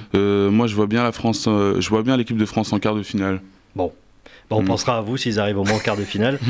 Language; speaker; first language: French; native; French